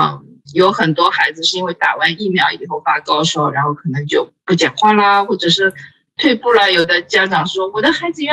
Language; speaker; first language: Chinese; native; Chinese